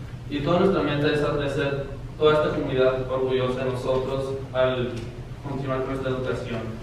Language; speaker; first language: Spanish; native; Spanish